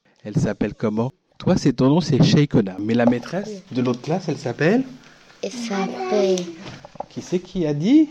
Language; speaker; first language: French; native; French